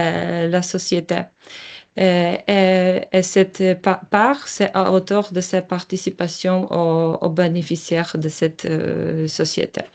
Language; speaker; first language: French; non-native, learner; Polish